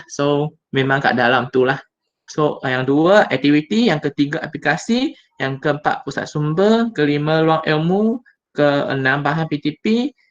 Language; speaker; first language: Malay; non-native, local second language; Chinese